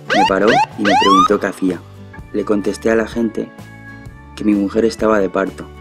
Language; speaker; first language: Spanish; native; Spanish